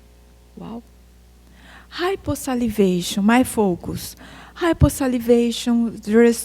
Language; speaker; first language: English; non-native, fluent; Portuguese